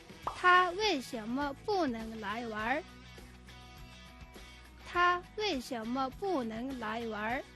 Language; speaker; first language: Chinese; non-native, fluent; Mongolian